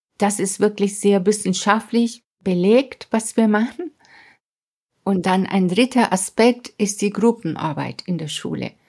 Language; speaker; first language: German; non-native, fluent; Spanish